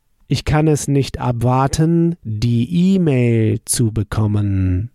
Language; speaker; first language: German; native; German